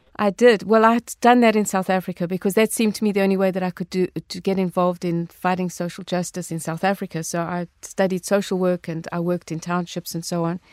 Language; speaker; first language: English; native; English